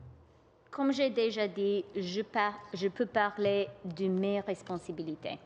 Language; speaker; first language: French; non-native, local second language; English